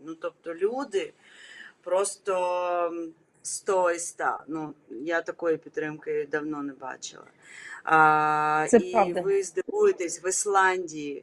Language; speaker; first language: Ukrainian; non-native, local second language; Russian